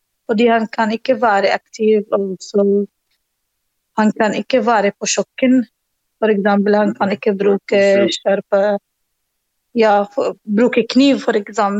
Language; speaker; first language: Norwegian; non-native, learner; Arabic